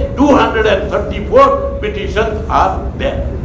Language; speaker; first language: English; non-native, local second language; Bangla